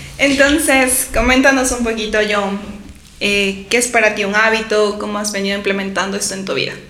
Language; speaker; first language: Spanish; native; Spanish